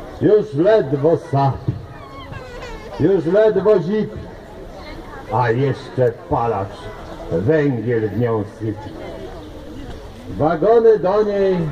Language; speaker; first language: Polish; native; Polish